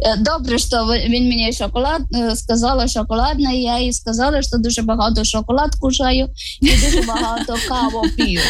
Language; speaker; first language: Ukrainian; non-native, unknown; Malayalam